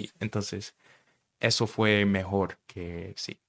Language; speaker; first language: Spanish; non-native, fluent; English